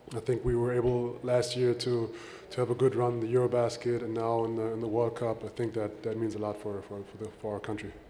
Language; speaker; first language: English; non-native, fluent; German